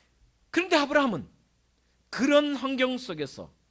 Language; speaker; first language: Korean; native; Korean